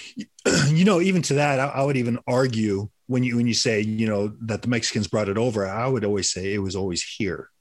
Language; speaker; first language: English; early bilingual, other home language; Filipino